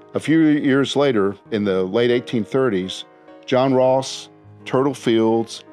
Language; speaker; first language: English; native; English